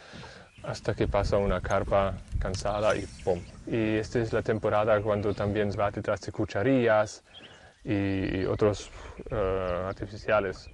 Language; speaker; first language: Spanish; non-native, fluent; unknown